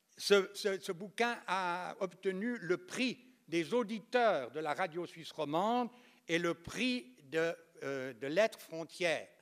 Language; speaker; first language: French; native; French